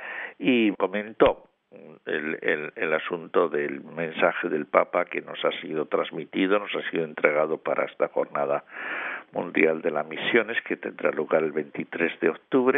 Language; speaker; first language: Spanish; native; Spanish